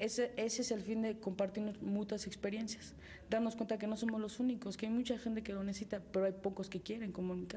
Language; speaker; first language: Spanish; native; Spanish